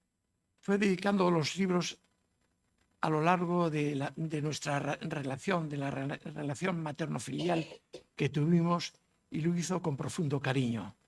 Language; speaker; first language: Spanish; native; Spanish